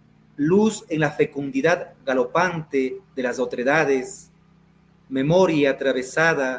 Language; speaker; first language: Spanish; native; Spanish